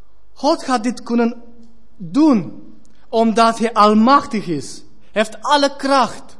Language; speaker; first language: Dutch; non-native, fluent; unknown